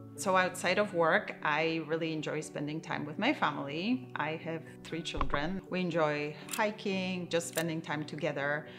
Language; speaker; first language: English; non-native, fluent; Polish